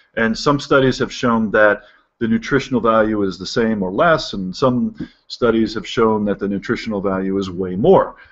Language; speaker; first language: English; native; English